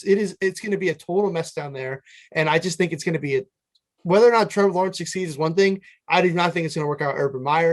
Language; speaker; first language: English; native; English